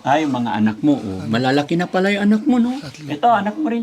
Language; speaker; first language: Filipino; native; Filipino